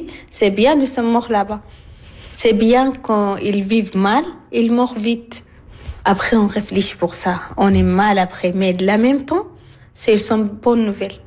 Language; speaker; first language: French; non-native, learner; Arabic